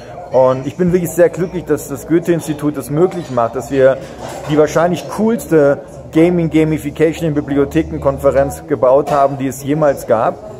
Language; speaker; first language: German; native; German